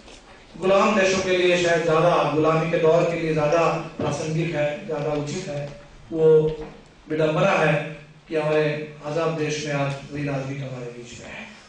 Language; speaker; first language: Hindi; native; Hindi